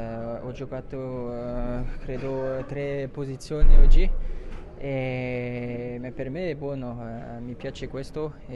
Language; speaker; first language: Italian; non-native, fluent; French